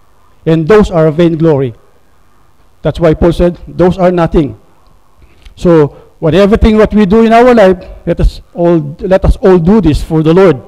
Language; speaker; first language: English; non-native, local second language; Filipino